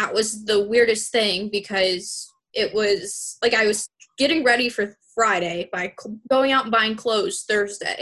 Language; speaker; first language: English; native; English